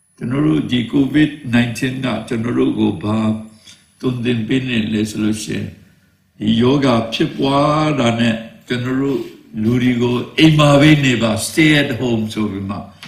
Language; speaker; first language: Burmese; non-native, local second language; Kachin